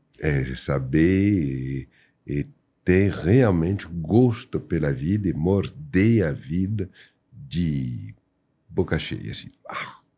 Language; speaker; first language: Portuguese; non-native, fluent; French